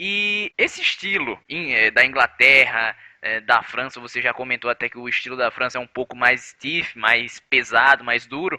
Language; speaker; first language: Portuguese; native; Portuguese